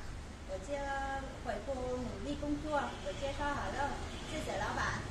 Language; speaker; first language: Chinese; non-native, learner; Vietnamese